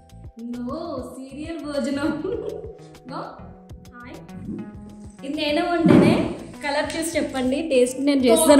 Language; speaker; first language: Telugu; native; Telugu